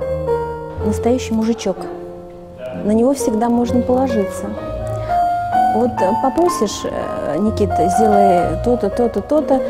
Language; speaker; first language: Russian; native; Russian